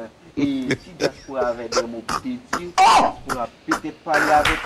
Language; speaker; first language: French; non-native, learner; Haitian Creole